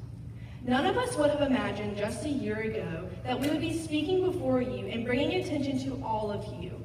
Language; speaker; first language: English; native; English